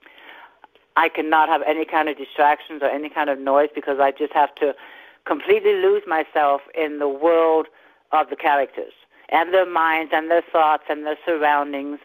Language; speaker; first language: English; native; English